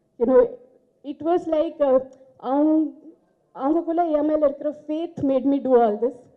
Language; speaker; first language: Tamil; non-native, fluent; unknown